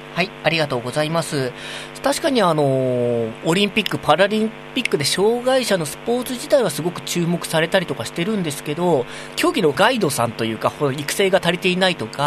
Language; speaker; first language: Japanese; native; Japanese